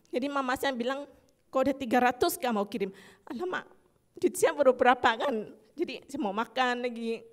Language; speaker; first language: Malay; native; Malay